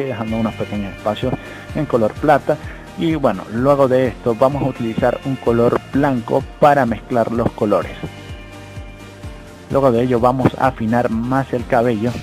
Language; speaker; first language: Spanish; native; Spanish